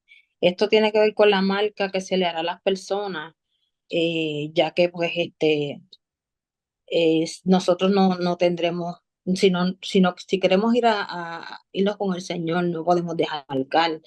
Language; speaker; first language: Spanish; native; Spanish